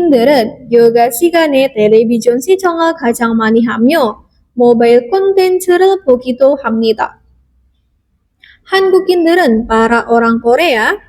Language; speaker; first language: Korean; non-native, fluent; Indonesian